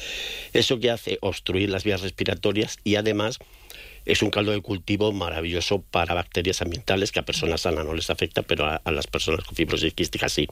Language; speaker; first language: Spanish; native; Spanish